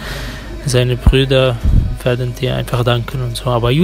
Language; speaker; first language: German; non-native, fluent; Arabic